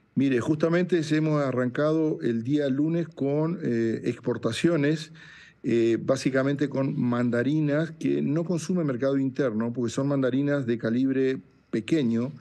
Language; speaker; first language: Spanish; native; Spanish